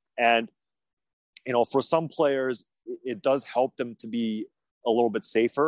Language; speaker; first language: English; native; English